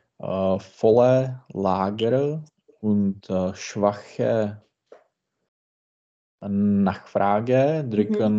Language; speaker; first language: German; non-native, learner; Czech